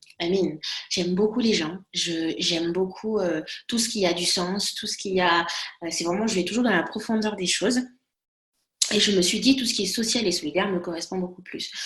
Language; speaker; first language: French; non-native, local second language; Lingala